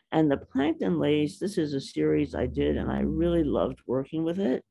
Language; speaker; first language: English; native; English